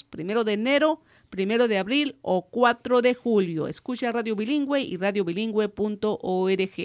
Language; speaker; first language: Spanish; native; Spanish